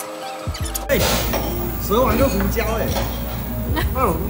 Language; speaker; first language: Chinese; native; Chinese